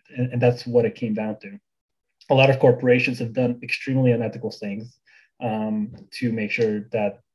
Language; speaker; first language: English; early bilingual, other home language; Bulgarian